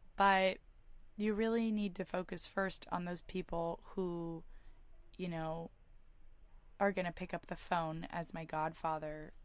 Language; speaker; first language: English; native; English